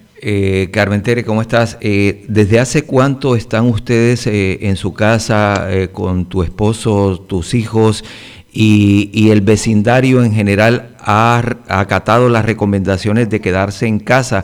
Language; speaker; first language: Spanish; native; Spanish